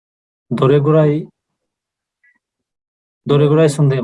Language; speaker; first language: Japanese; non-native, fluent; Kyrgyz